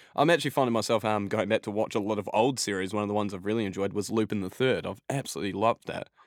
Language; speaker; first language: English; native; English